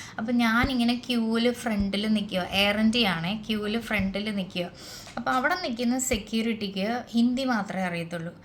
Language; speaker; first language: Malayalam; native; Malayalam